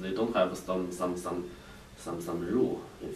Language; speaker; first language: English; non-native, learner; Chinese